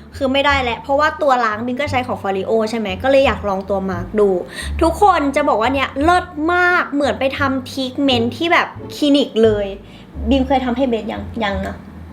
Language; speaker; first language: Thai; native; Thai